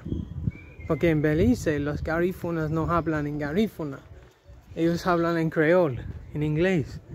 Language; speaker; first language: Spanish; non-native, learner; English